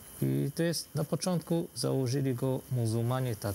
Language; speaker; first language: Polish; non-native, fluent; Arabic